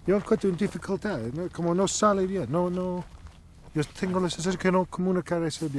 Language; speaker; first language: Spanish; non-native, learner; English